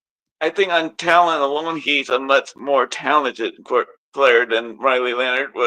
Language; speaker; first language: English; native; English